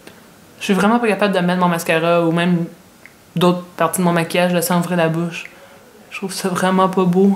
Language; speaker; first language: French; native; French